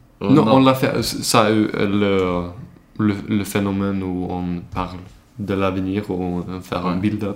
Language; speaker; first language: French; non-native, learner; Swedish